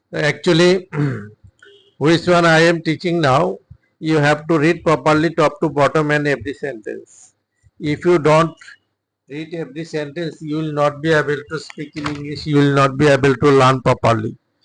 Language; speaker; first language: English; non-native, local second language; Bangla